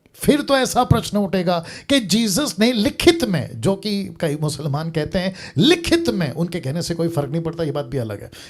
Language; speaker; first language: Hindi; native; Hindi